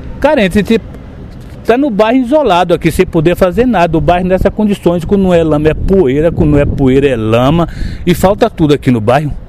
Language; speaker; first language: Portuguese; native; Portuguese